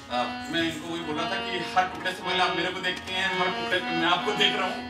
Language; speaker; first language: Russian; non-native, fluent; Hindi